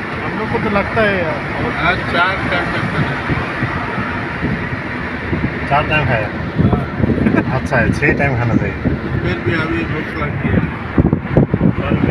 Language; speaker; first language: Hindi; non-native, learner; Nepali